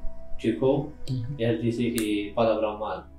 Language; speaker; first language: Spanish; non-native, learner; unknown